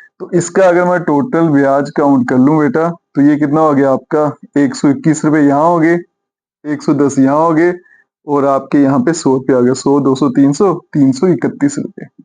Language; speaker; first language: Hindi; native; Hindi